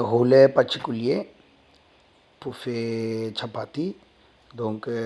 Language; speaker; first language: French; non-native, learner; Tamil